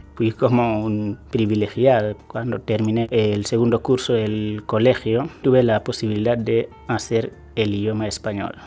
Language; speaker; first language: Spanish; non-native, fluent; Wolof